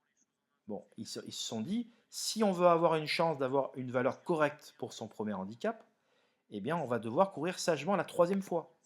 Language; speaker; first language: French; native; French